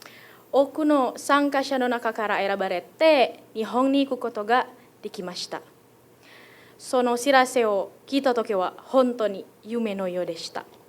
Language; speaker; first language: Japanese; non-native, fluent; Indonesian